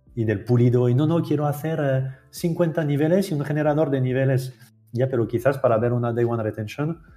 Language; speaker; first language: Spanish; non-native, fluent; French